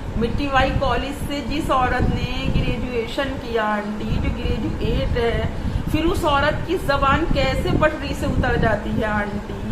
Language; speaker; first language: Urdu; native; Urdu